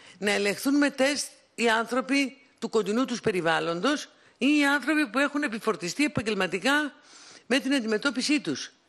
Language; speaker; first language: Greek; native; Greek